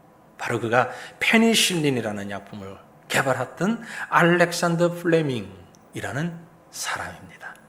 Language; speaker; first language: Korean; native; Korean